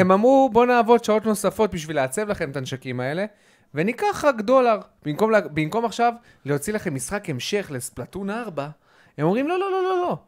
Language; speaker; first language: Hebrew; native; Hebrew